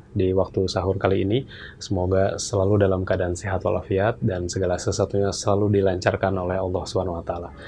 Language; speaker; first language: Indonesian; native; Indonesian